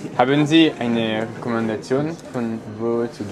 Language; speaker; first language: German; non-native, learner; French